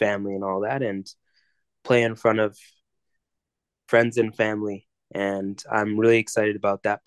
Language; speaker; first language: English; native; English